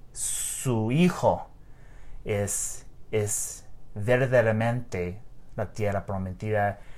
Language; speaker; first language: Spanish; non-native, learner; English